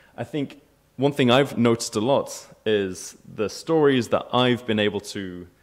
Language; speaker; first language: English; native; English